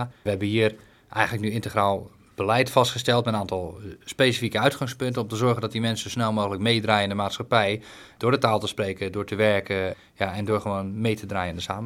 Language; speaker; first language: Dutch; native; Dutch